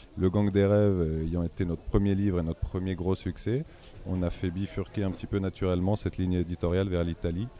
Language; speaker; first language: French; native; French